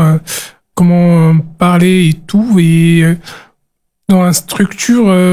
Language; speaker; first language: French; non-native, local second language; Arabic